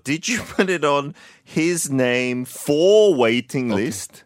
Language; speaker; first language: English; native; English